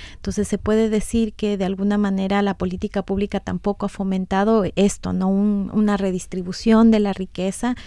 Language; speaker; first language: Spanish; native; Spanish